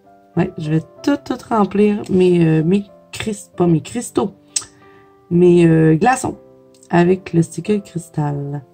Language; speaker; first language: French; native; French